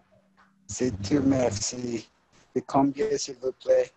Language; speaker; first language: French; non-native, learner; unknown